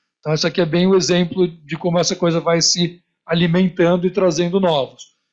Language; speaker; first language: Portuguese; native; Portuguese